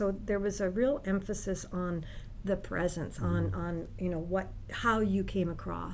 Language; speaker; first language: English; native; English